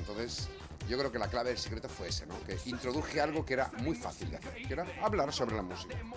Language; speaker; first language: Spanish; native; Spanish